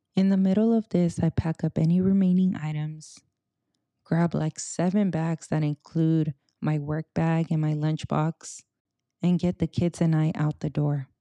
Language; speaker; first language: English; early bilingual, other home language; Spanish